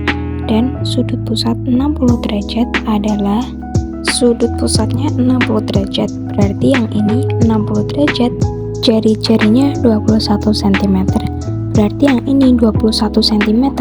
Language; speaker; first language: Indonesian; native; Indonesian